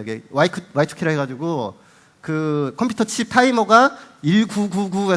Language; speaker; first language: Korean; native; Korean